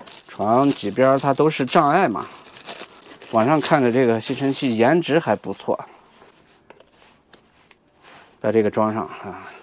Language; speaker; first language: Chinese; native; Chinese